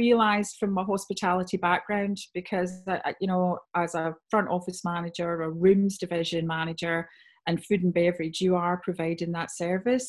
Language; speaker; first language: English; native; English